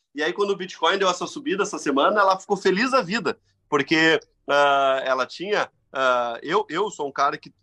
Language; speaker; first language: Portuguese; native; Portuguese